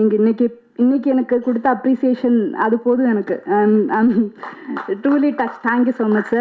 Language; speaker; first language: Tamil; non-native, fluent; Malayalam